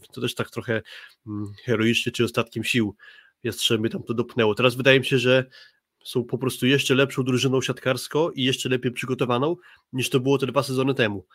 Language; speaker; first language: Polish; native; Polish